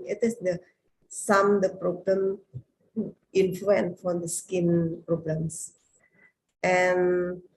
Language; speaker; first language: English; non-native, learner; Indonesian